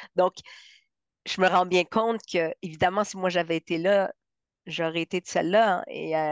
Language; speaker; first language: French; non-native, fluent; Spanish